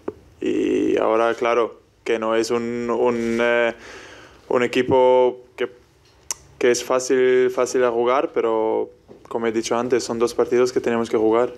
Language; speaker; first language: Spanish; non-native, fluent; German